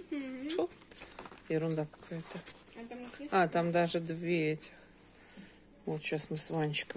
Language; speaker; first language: Russian; native; Russian